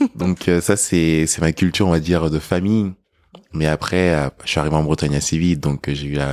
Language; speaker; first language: French; early bilingual, other home language; English